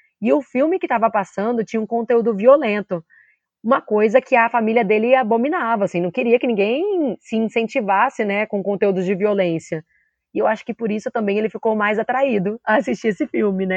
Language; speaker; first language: Portuguese; native; Portuguese